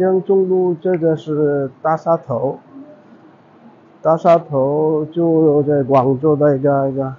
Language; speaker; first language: Chinese; non-native, fluent; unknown